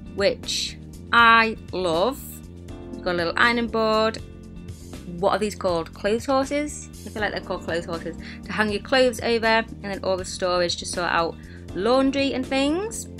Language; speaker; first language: English; native; English